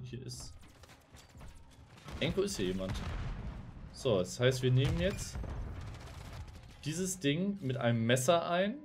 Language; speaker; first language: German; native; German